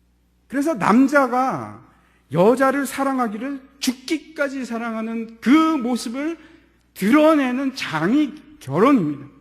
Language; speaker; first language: Korean; native; Korean